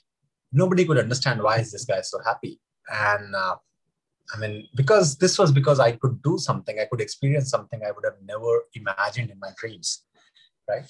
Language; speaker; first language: English; non-native, local second language; Hindi